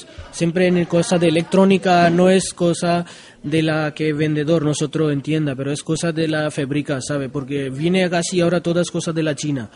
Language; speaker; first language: Spanish; non-native, learner; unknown